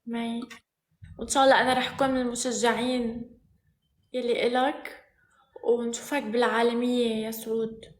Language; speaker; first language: Arabic; native; Arabic